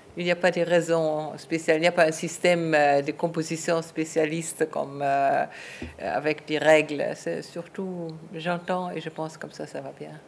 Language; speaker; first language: French; non-native, fluent; German